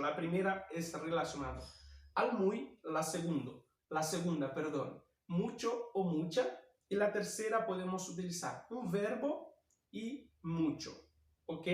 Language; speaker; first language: Spanish; non-native, fluent; Portuguese